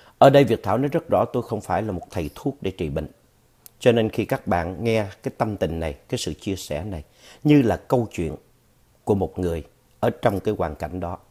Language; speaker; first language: Vietnamese; native; Vietnamese